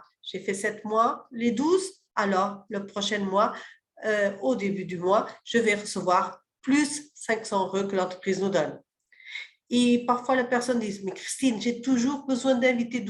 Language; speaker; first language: French; early bilingual, other home language; Portuguese